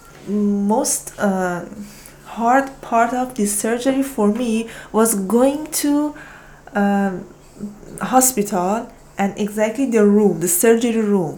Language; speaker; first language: English; non-native, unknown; Persian